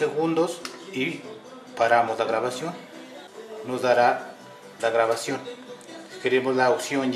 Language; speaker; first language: Spanish; native; Spanish